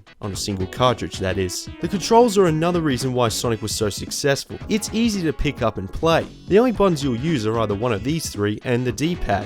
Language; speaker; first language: English; native; English